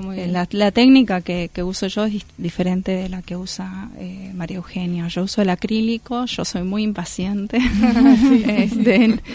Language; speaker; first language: Spanish; native; Spanish